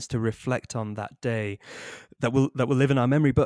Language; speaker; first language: English; native; English